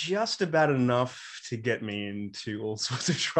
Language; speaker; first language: English; native; English